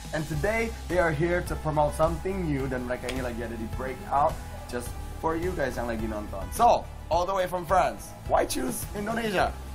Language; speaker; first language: English; early bilingual, other home language; Indonesian